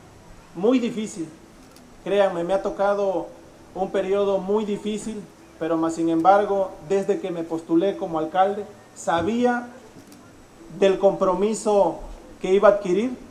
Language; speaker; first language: Spanish; native; Spanish